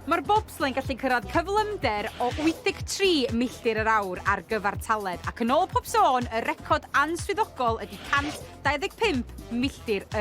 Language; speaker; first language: Welsh; native; Welsh